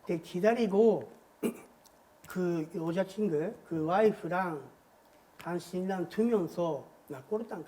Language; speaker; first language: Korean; non-native, learner; Japanese